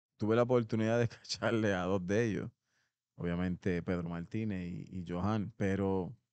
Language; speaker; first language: Spanish; native; Spanish